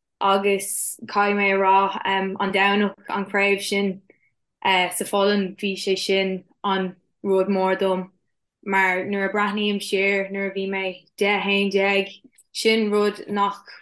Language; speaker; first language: Irish; non-native, local second language; English